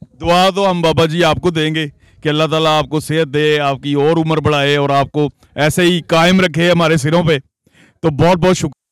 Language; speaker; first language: Urdu; non-native, local second language; Punjabi